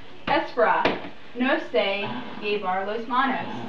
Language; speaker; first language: Spanish; non-native, learner; English